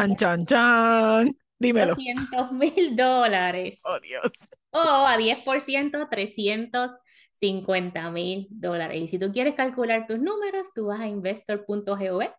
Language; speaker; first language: Spanish; early bilingual, heritage; Spanish